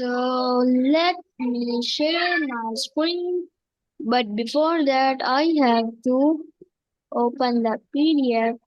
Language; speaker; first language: English; non-native, local second language; Urdu